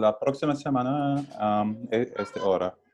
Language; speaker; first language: Spanish; non-native, learner; English